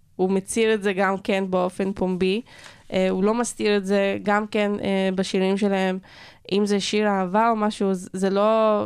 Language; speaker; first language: Hebrew; non-native, local second language; Arabic